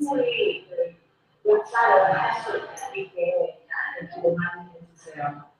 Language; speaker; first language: Korean; non-native, learner; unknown